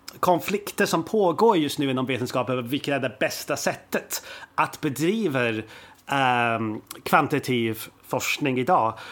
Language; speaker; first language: Swedish; native; Swedish